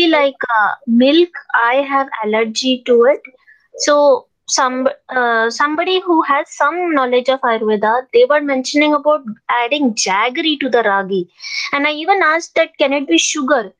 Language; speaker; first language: English; non-native, local second language; Hindi